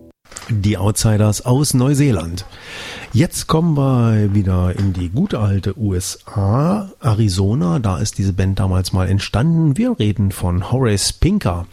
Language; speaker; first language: German; native; German